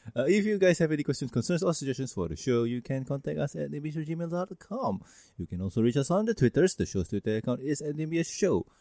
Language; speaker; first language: English; non-native, local second language; Malay